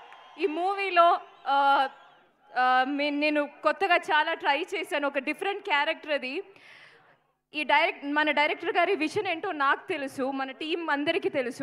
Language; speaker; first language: Telugu; non-native, learner; Malayalam